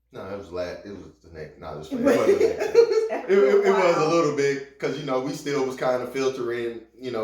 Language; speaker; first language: English; native; English